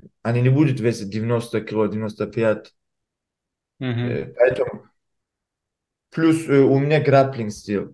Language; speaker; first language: Russian; early bilingual, heritage; Kumyk